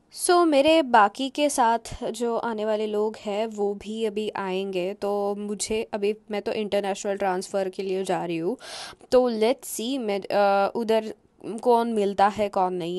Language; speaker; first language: Hindi; non-native, local second language; Marathi